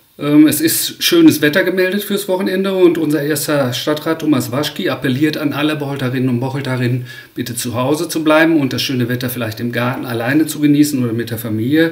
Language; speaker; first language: German; native; German